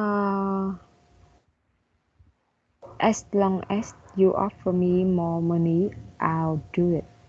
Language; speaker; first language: English; non-native, learner; Vietnamese